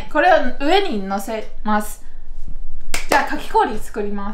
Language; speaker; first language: Japanese; non-native, fluent; Chinese